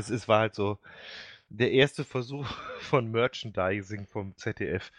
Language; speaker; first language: German; native; German